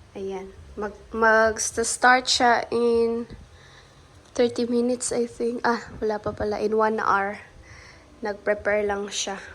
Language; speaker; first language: Filipino; native; Filipino